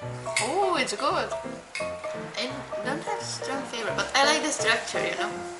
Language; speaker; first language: English; non-native, fluent; Czech